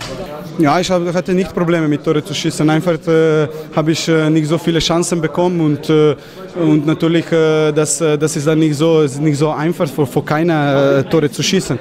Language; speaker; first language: German; non-native, fluent; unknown